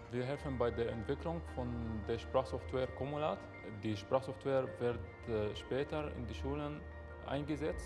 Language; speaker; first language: German; non-native, learner; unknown